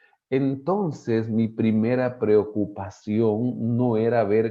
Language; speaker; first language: Spanish; native; Spanish